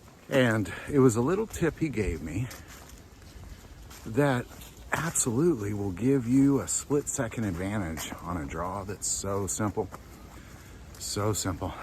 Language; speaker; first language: English; native; English